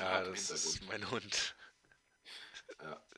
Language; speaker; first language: German; native; German